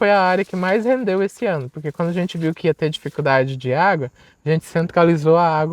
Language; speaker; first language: Portuguese; native; Portuguese